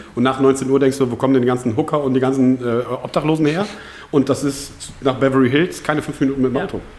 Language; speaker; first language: German; native; German